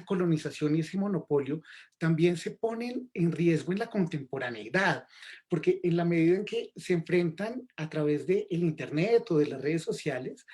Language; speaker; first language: Spanish; native; Spanish